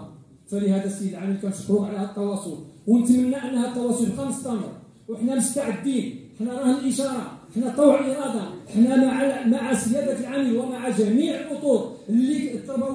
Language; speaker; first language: Arabic; native; Arabic